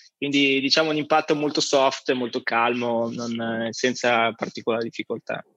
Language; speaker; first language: Italian; native; Italian